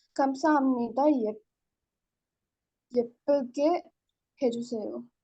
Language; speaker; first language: Korean; non-native, learner; Hindi